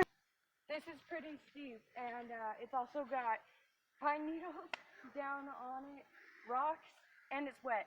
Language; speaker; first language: English; native; English